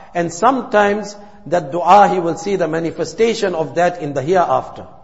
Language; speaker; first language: English; native; English